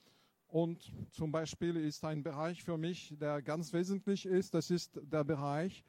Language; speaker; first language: German; non-native, fluent; French